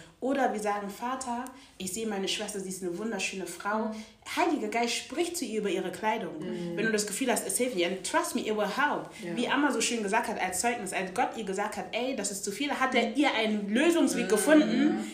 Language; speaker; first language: German; native; German